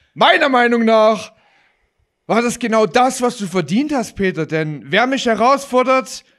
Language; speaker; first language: German; native; German